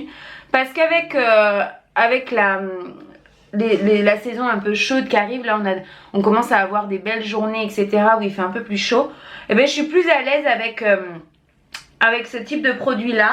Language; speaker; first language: French; native; French